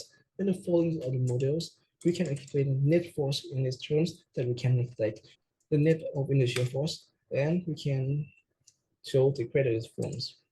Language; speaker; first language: English; non-native, learner; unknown